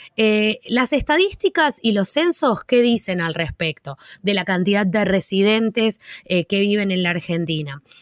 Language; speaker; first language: Spanish; native; Spanish